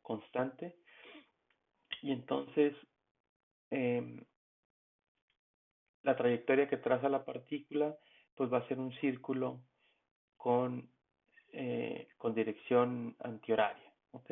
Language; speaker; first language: Spanish; native; Spanish